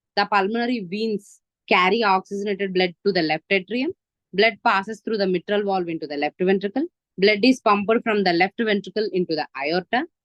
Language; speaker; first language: English; non-native, local second language; Telugu